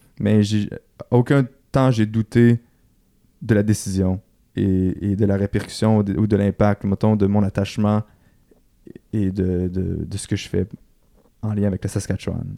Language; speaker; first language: French; native; French